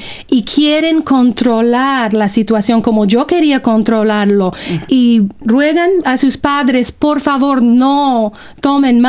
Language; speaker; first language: Spanish; non-native, fluent; English